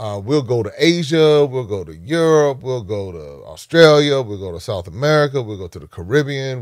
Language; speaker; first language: English; native; English